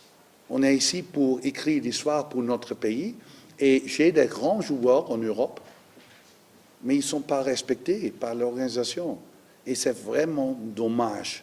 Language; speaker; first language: French; non-native, learner; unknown